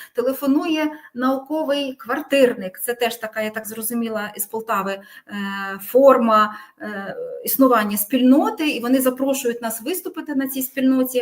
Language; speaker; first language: Ukrainian; native; Ukrainian